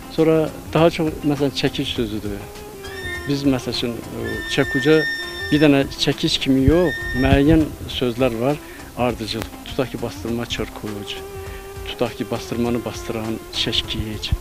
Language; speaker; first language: Azerbaijani; non-native, local second language; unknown